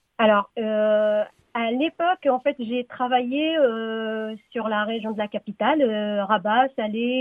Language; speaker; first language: French; non-native, local second language; Arabic